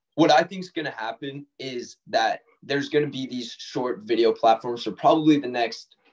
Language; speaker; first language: English; native; English